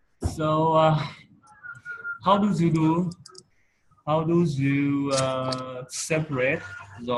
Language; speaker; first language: English; non-native, fluent; Vietnamese